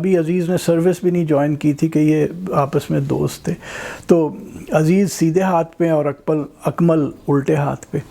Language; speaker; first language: Urdu; non-native, local second language; Punjabi